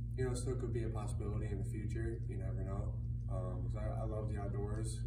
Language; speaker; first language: English; native; English